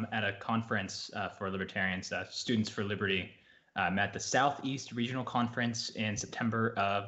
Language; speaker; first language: English; native; English